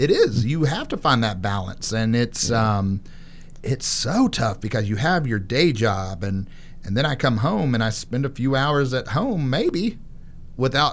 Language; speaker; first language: English; native; English